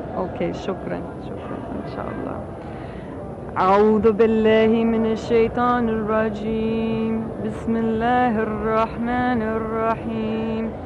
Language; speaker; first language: Arabic; non-native, fluent; English